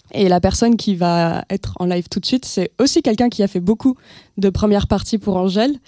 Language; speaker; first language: French; native; French